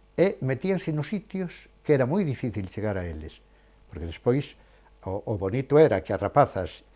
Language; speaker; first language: Galician; native; Galician